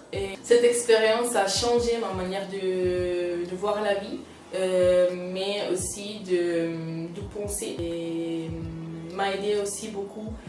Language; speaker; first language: French; non-native, fluent; Italian